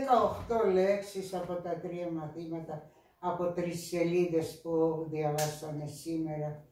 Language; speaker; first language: Greek; non-native, fluent; Russian